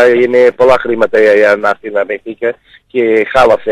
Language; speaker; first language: Greek; non-native, fluent; Portuguese